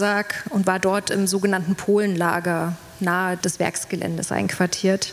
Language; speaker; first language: German; native; German